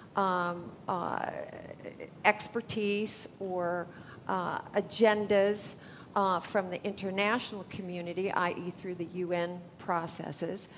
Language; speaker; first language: English; native; English